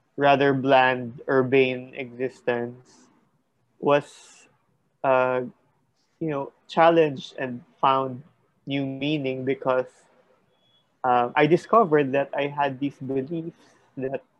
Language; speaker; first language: English; non-native, local second language; Filipino